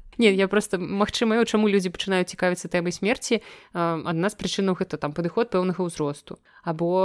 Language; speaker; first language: Belarusian; non-native, local second language; Russian